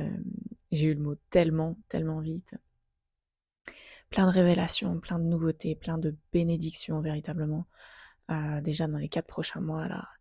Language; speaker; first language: French; native; French